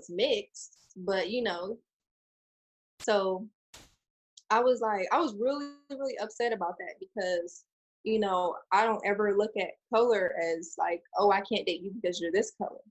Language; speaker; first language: English; native; English